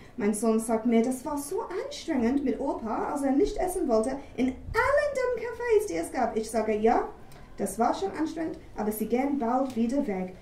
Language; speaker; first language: German; non-native, fluent; English